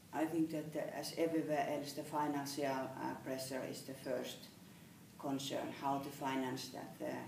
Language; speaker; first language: English; non-native, fluent; Finnish